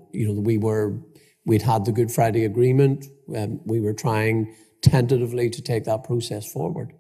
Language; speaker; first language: English; native; English